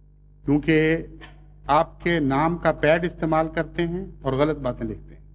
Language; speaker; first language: Urdu; native; Urdu